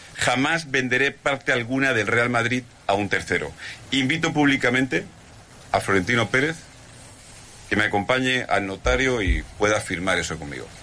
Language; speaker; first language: Spanish; native; Spanish